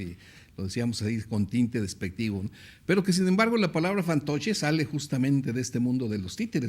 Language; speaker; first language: Spanish; native; Spanish